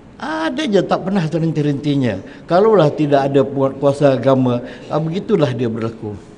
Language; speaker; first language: Malay; native; Malay